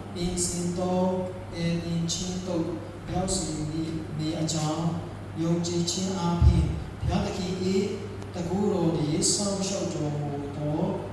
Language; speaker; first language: Burmese; non-native, local second language; Tedim Chin